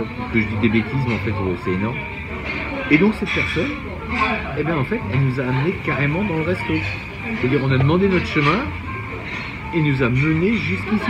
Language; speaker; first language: French; native; French